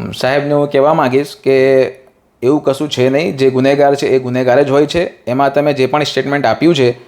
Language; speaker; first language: Gujarati; non-native, local second language; Hindi